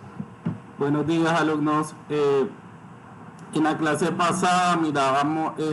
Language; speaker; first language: Spanish; native; Spanish